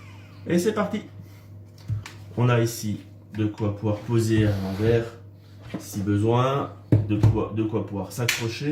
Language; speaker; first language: French; native; French